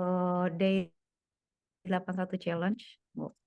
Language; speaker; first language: English; non-native, fluent; Indonesian